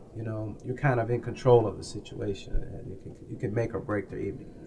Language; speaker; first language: English; native; English